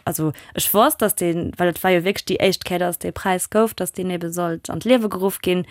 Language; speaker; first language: Luxembourgish; non-native, local second language; German